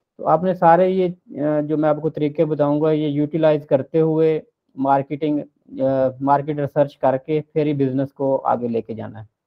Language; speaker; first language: Urdu; non-native, local second language; Punjabi